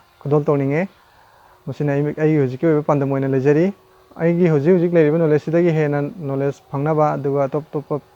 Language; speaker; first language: Manipuri; native; Manipuri